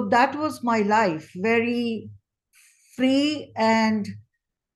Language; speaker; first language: English; non-native, local second language; Hindi